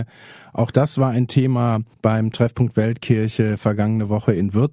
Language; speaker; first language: German; native; German